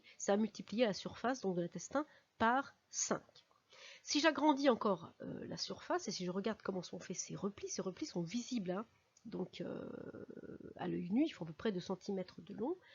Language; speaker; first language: French; native; French